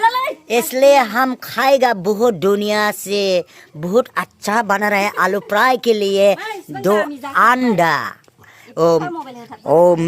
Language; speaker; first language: Hindi; non-native, local second language; Bodo